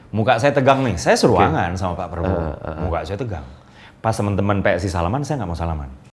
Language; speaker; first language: Indonesian; native; Indonesian